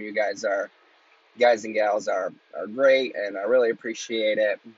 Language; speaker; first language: English; native; English